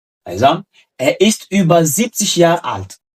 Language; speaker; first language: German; non-native, fluent; French